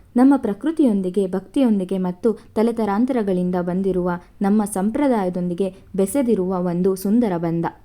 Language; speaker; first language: Kannada; non-native, local second language; Konkani